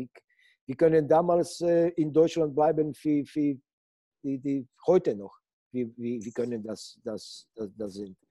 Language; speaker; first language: German; non-native, fluent; Polish